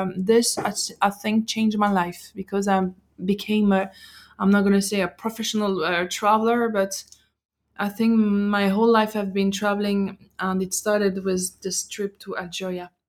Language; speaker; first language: English; non-native, fluent; French